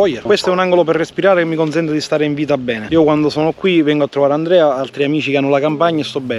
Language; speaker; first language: Italian; native; Italian